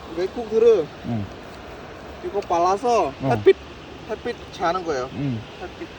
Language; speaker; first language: Korean; non-native, learner; Khmer